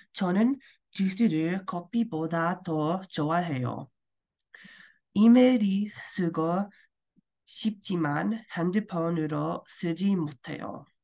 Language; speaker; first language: Korean; non-native, learner; English